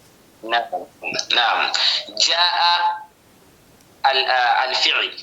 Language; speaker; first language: Arabic; non-native, learner; Hausa